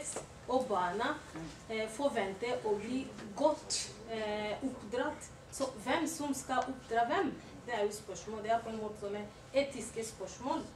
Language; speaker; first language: Norwegian; non-native, learner; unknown